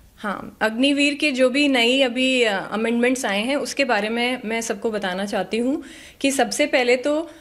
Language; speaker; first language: Hindi; native; Hindi